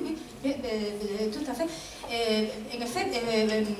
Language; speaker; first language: French; non-native, fluent; Spanish